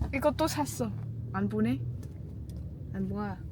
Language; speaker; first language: Korean; non-native, learner; Vietnamese